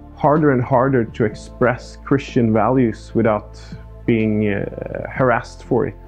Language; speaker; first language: English; non-native, fluent; Swedish